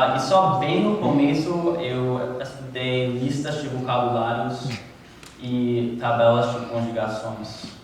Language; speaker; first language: Portuguese; non-native, learner; English